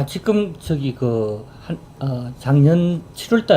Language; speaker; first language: Korean; native; Korean